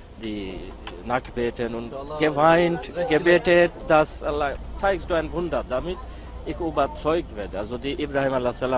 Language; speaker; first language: German; non-native, learner; Bangla